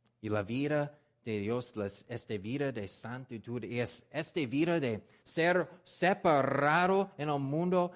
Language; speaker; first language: Spanish; non-native, learner; English